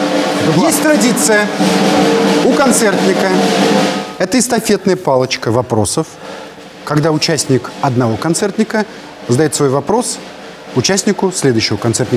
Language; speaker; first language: Russian; native; Russian